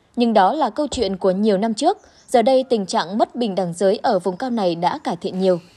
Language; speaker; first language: Vietnamese; native; Vietnamese